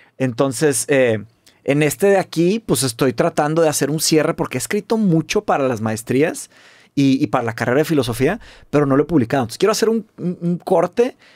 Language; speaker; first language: Spanish; native; Spanish